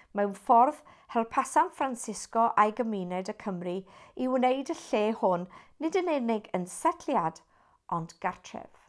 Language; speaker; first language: Welsh; non-native, local second language; English